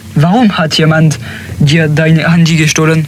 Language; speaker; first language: German; non-native, learner; French